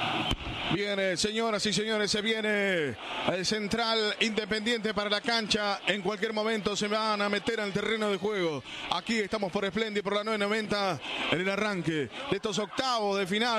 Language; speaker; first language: Spanish; native; Spanish